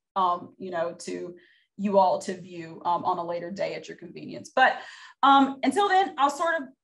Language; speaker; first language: English; native; English